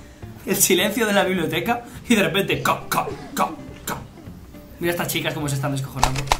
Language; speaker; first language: Spanish; native; Spanish